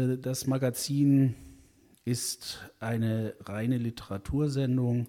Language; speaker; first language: German; native; German